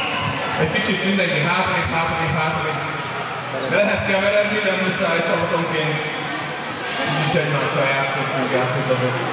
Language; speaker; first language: Hungarian; native; Hungarian